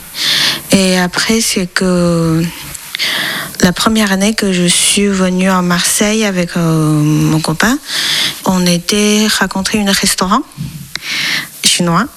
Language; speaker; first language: French; non-native, learner; Chinese